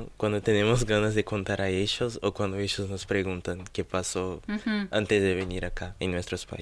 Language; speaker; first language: Spanish; non-native, learner; Portuguese